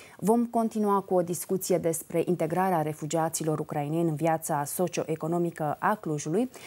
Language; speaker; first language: Romanian; native; Romanian